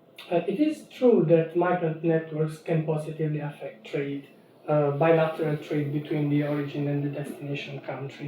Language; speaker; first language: English; non-native, fluent; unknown